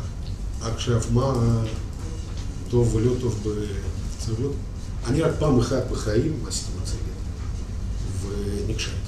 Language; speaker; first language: Hebrew; non-native, fluent; Russian